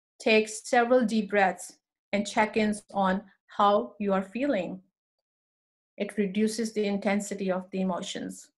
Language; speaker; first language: English; non-native, local second language; Urdu